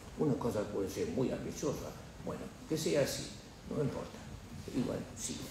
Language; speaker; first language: Spanish; non-native, fluent; German